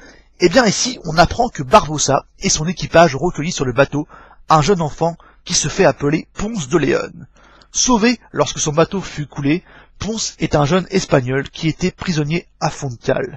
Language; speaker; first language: French; native; French